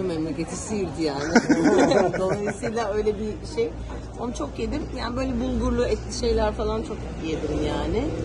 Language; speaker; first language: Turkish; native; Turkish